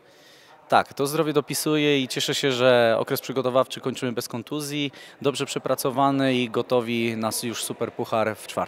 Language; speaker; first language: Polish; native; Polish